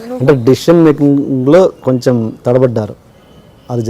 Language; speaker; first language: Telugu; native; Telugu